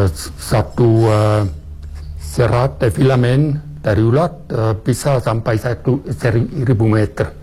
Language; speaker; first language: Indonesian; non-native, fluent; German